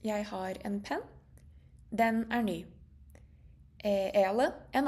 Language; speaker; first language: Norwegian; non-native, fluent; Portuguese